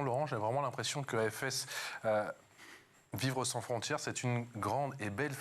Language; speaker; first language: French; native; French